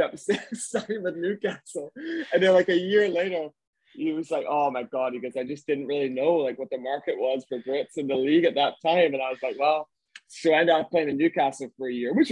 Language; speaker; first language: English; native; English